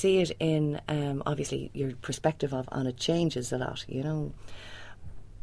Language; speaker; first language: English; native; English